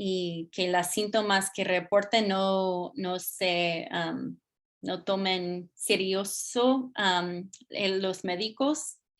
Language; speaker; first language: Spanish; non-native, fluent; English